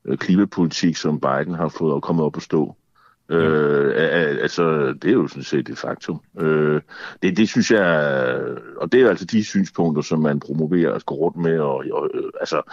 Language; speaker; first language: Danish; native; Danish